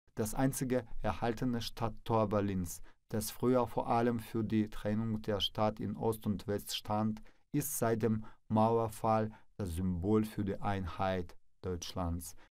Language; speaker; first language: German; non-native, fluent; Russian